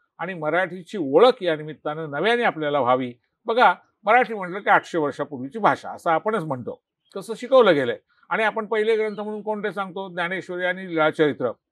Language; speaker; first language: Marathi; native; Marathi